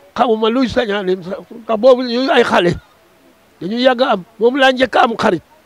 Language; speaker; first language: Wolof; non-native, local second language; Serer